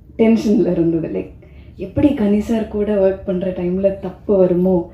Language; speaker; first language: Tamil; non-native, fluent; Malayalam